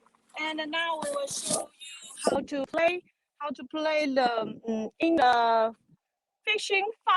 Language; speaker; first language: English; non-native, learner; Chinese